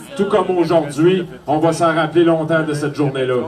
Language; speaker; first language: French; native; French